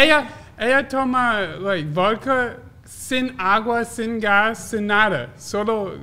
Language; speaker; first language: Spanish; non-native, learner; English